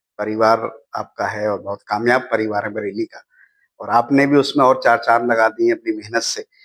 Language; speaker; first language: Hindi; native; Hindi